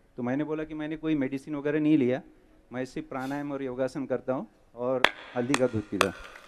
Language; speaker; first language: Hindi; non-native, local second language; Marathi